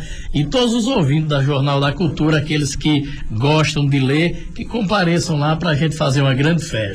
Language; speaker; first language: Portuguese; native; Portuguese